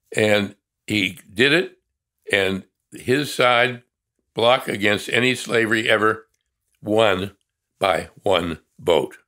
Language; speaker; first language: English; native; English